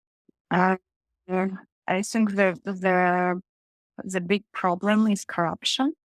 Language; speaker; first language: English; non-native, learner; Russian